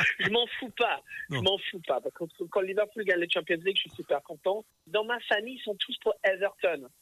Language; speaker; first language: French; early bilingual, other home language; English